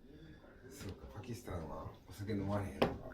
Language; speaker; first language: Japanese; native; Japanese